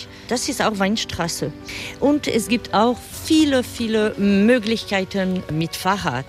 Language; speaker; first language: German; non-native, fluent; French